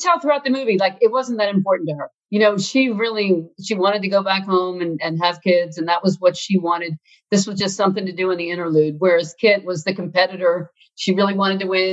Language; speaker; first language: English; native; English